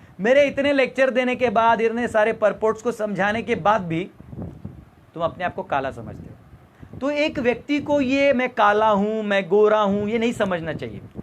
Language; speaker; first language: Hindi; non-native, local second language; Marathi